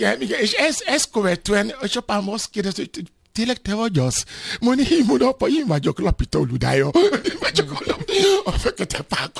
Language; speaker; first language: Hungarian; non-native, fluent; Yoruba